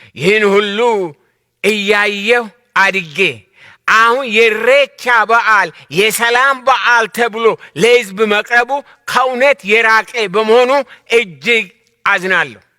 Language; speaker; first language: Amharic; non-native, local second language; Oromo